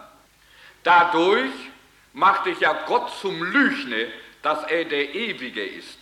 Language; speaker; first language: German; early bilingual, heritage; German